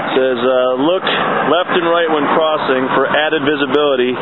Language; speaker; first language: English; native; English